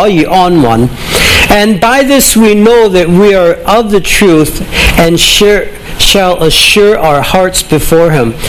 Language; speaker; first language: English; native; English